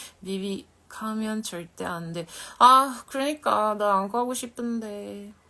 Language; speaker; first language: Korean; non-native, fluent; French